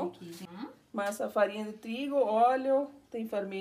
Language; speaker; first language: Portuguese; non-native, learner; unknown